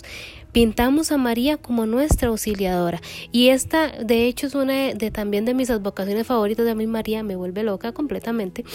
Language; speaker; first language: Spanish; native; Spanish